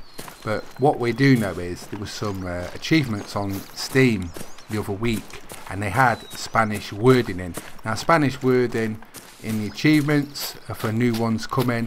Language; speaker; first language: English; native; English